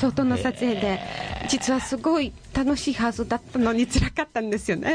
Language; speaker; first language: Japanese; non-native, fluent; Polish